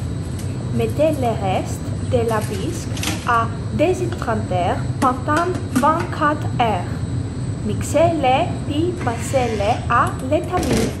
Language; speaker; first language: French; non-native, learner; Greek